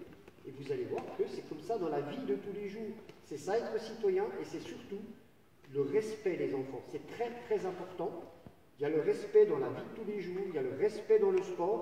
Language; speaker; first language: French; native; French